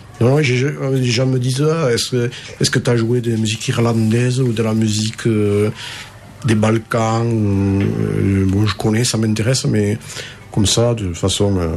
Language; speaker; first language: French; native; French